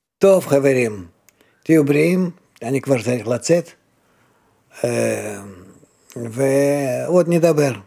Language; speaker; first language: Hebrew; non-native, fluent; Russian